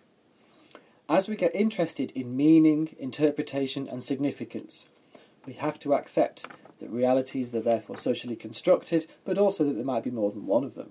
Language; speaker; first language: English; native; English